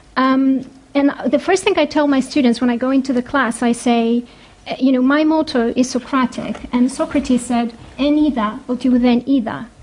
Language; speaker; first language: English; non-native, fluent; Greek